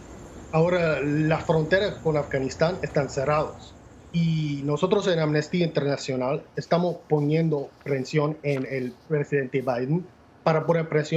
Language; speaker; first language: Spanish; non-native, fluent; English